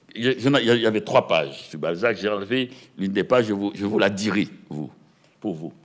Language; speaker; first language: French; native; French